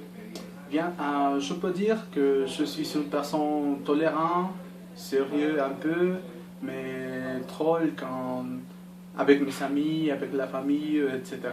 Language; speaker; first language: French; non-native, learner; Spanish